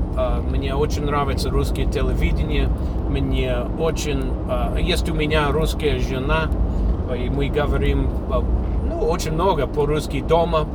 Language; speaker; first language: Russian; non-native, fluent; English